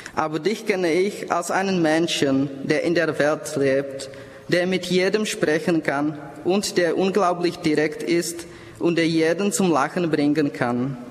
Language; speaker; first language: German; non-native, fluent; Czech